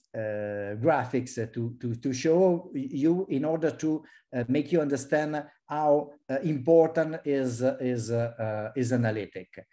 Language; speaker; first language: English; non-native, fluent; Italian